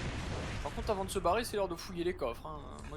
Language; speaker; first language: French; native; French